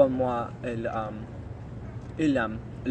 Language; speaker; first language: French; non-native, learner; English